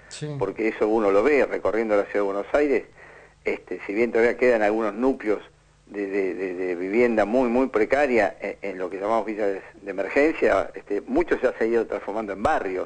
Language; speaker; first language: Spanish; native; Spanish